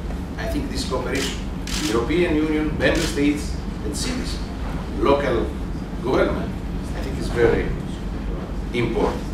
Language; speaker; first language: English; non-native, learner; Italian